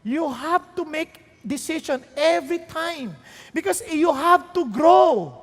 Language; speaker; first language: English; non-native, local second language; Filipino